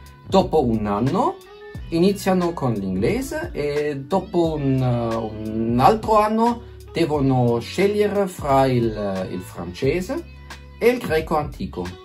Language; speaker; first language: Italian; non-native, fluent; German